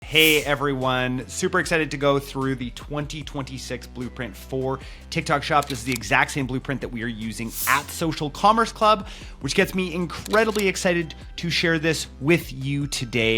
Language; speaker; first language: English; native; English